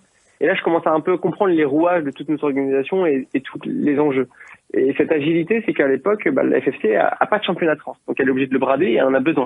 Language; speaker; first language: French; native; French